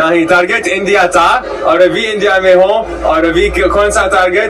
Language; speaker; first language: Hindi; non-native, learner; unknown